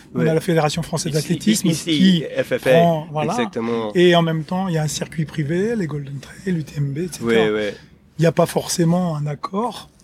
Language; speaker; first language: French; native; French